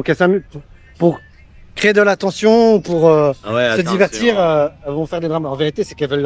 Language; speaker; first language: French; native; French